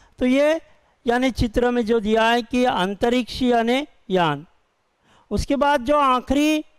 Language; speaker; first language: Hindi; non-native, local second language; Urdu